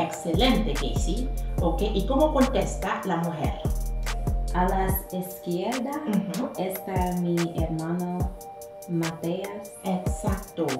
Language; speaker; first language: Spanish; non-native, fluent; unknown